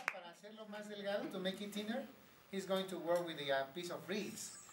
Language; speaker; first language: English; non-native, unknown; Spanish